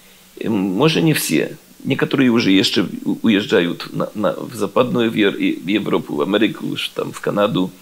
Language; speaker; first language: Russian; non-native, learner; Polish